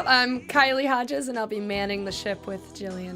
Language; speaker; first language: English; native; English